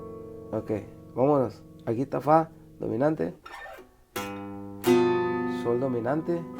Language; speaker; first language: Spanish; native; Spanish